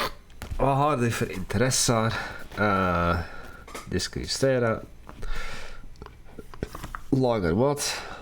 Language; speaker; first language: Swedish; non-native, learner; Dutch